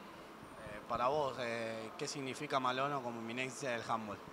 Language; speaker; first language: Spanish; native; Spanish